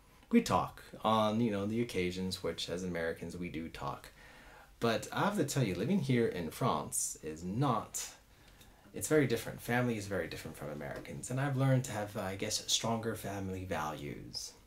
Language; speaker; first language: English; native; English